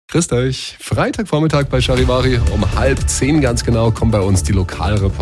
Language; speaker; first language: German; native; German